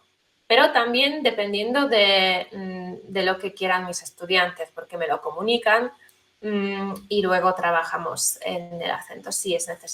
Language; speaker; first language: Spanish; non-native, fluent; Polish